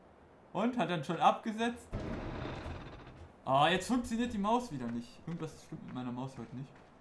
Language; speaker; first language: German; native; German